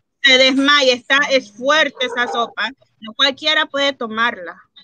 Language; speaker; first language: Spanish; early bilingual, heritage; Spanish